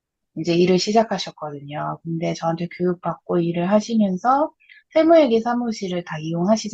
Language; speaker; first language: Korean; native; Korean